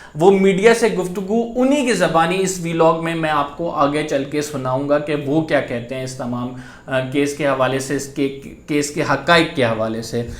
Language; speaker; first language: Urdu; native; Urdu